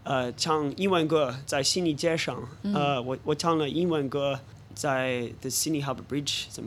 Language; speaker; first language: Chinese; non-native, fluent; English